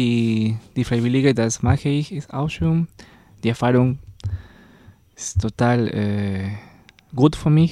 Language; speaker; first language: German; non-native, learner; Spanish